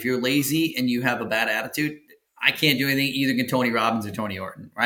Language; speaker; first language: English; native; English